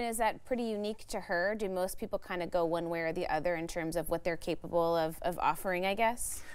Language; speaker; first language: English; native; English